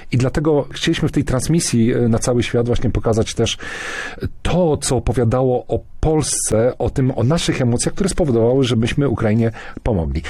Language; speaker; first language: Polish; native; Polish